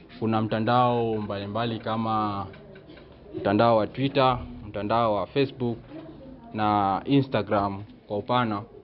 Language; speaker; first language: Swahili; non-native, local second language; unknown